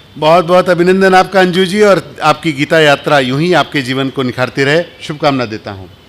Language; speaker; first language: Hindi; native; Hindi